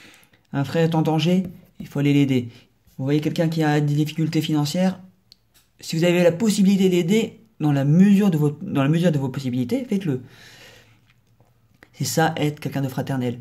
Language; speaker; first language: French; native; French